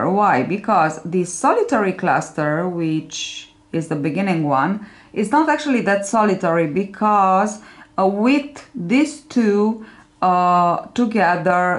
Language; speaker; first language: English; non-native, fluent; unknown